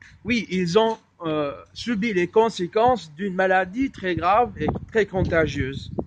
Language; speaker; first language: French; non-native, fluent; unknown